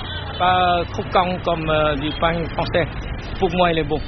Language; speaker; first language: French; non-native, local second language; Vietnamese